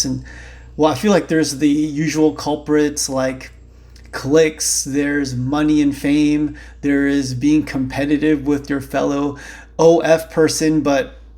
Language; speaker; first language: English; native; English